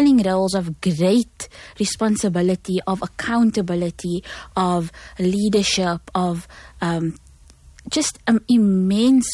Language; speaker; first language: English; native; English